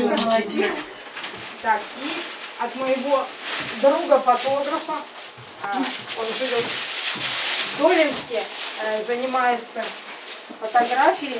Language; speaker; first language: Russian; native; Russian